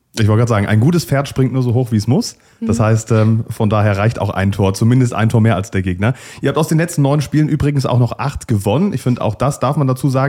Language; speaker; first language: German; native; German